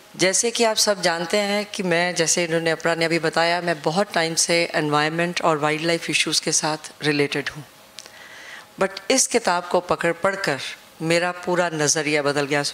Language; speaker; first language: Hindi; native; Hindi